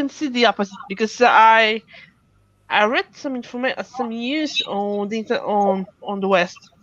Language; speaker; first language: English; non-native, fluent; Russian